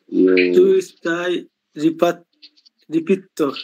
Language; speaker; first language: Italian; non-native, learner; Bangla